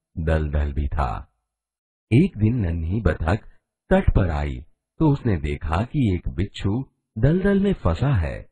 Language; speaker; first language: Hindi; non-native, local second language; Gujarati